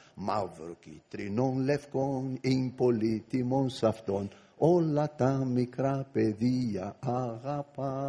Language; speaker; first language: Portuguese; non-native, fluent; Greek